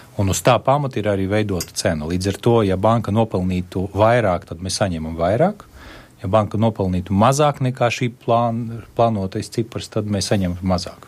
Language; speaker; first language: Latvian; native; Latvian